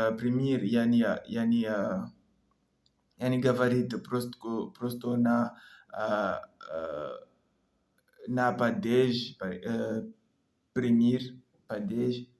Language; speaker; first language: Russian; non-native, learner; French